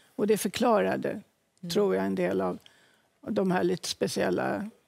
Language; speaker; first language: Swedish; native; Swedish